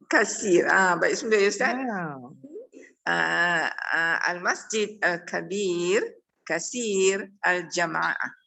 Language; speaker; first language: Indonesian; non-native, local second language; Malay